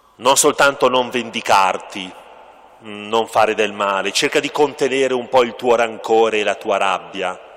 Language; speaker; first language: Italian; native; Italian